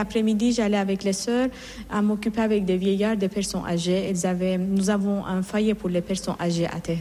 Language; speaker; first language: French; non-native, fluent; Assyrian Neo-Aramaic